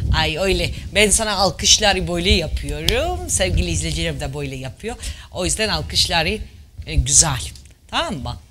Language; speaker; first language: Turkish; non-native, fluent; Georgian